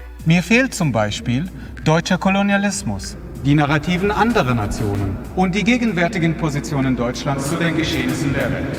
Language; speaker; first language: German; non-native, fluent; Arabic